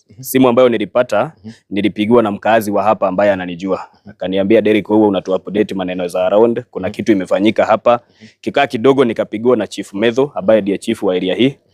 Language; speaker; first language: Swahili; non-native, local second language; Kikuyu